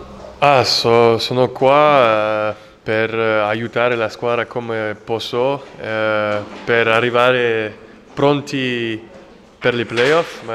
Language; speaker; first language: Italian; non-native, learner; French